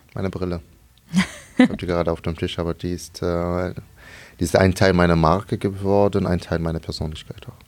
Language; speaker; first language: German; non-native, fluent; Arabic